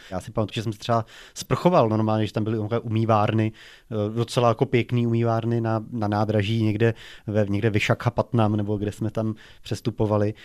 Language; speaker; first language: Czech; native; Czech